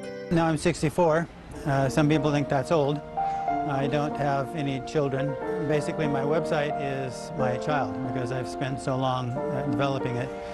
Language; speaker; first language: English; native; English